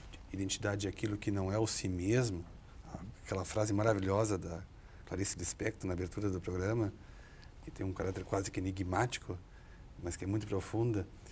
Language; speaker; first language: Portuguese; native; Portuguese